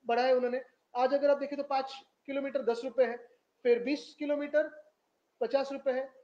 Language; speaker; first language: Hindi; non-native, local second language; Marathi